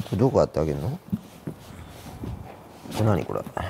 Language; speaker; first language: Japanese; native; Japanese